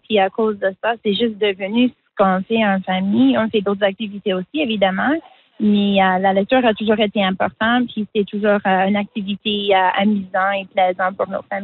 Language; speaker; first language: French; native; French